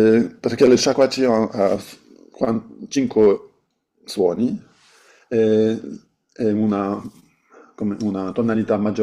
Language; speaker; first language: Italian; non-native, fluent; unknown